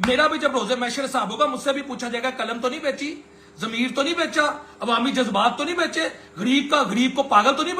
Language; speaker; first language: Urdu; non-native, local second language; Punjabi